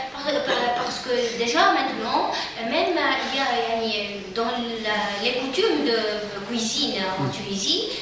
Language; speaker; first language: French; non-native, local second language; Arabic